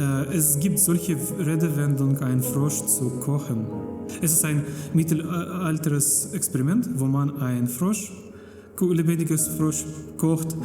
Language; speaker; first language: German; non-native, fluent; Russian